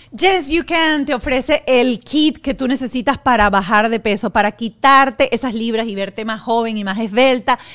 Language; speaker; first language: Spanish; native; Spanish